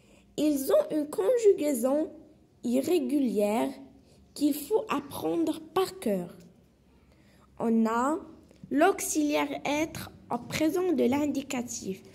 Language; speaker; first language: French; non-native, local second language; Arabic